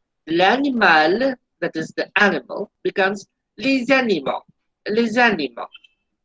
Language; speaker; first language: French; non-native, fluent; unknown